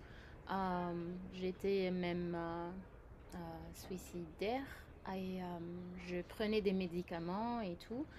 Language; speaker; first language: French; non-native, fluent; Arabic